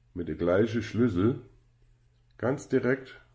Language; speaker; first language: German; non-native, fluent; English